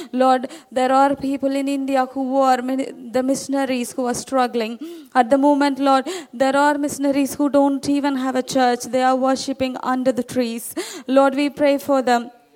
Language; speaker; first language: English; non-native, local second language; Tamil